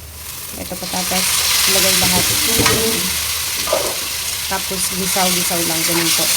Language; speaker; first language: Filipino; non-native, learner; Punjabi